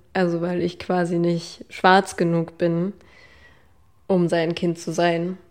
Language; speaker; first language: German; native; German